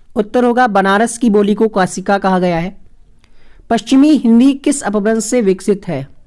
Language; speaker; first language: Hindi; native; Hindi